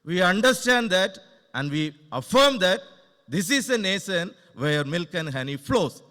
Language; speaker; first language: English; non-native, local second language; Tamil